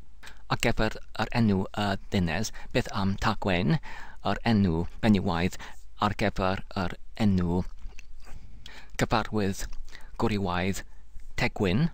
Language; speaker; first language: Welsh; non-native, learner; English